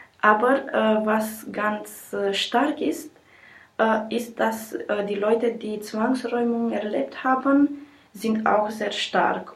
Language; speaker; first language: German; non-native, learner; Romanian